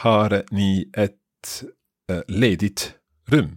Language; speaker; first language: Swedish; non-native, learner; English